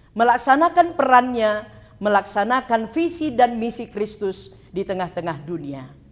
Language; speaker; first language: Indonesian; non-native, local second language; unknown